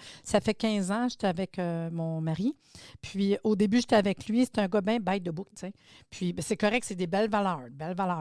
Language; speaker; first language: French; native; French